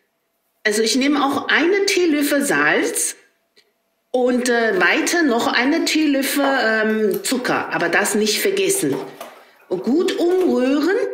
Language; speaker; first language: German; non-native, learner; Chinese